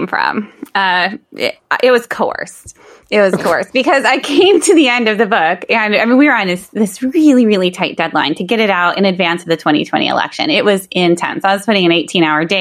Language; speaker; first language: English; native; English